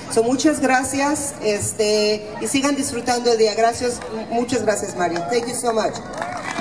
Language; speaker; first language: Spanish; early bilingual, heritage; Spanish